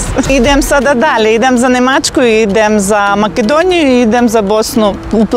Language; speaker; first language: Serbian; non-native, learner; Russian